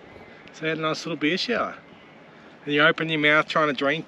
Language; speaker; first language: English; native; English